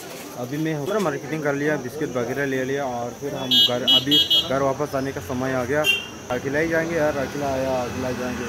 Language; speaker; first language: Hindi; non-native, local second language; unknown